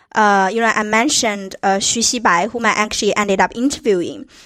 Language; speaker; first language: English; non-native, fluent; Chinese